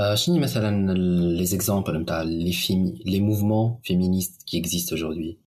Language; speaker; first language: French; non-native, local second language; Arabic